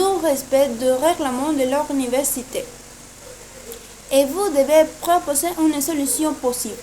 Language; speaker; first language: French; non-native, learner; Spanish